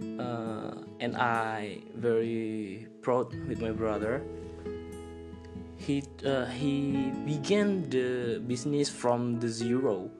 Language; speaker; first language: English; non-native, learner; Indonesian